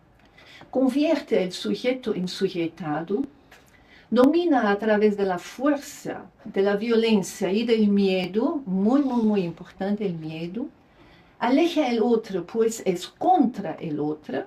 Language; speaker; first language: Spanish; non-native, fluent; Luxembourgish